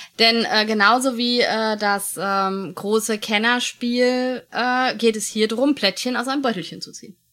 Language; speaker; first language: German; native; German